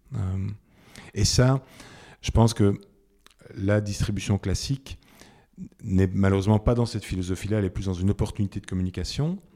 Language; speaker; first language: French; native; French